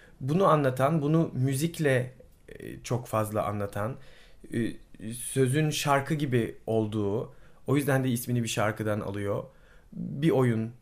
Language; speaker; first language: Turkish; native; Turkish